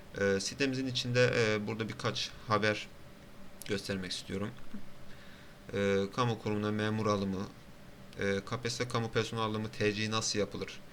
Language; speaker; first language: Turkish; native; Turkish